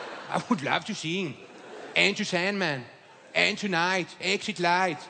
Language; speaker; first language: English; non-native, fluent; Swedish